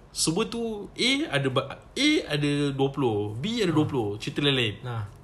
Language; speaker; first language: Malay; native; Malay